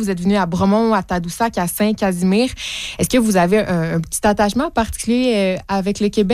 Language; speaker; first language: French; native; French